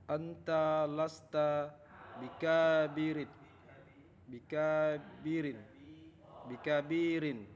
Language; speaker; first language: Arabic; non-native, learner; Indonesian